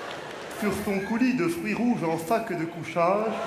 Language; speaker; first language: French; native; French